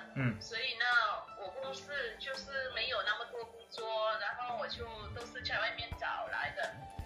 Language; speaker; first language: Chinese; non-native, learner; Vietnamese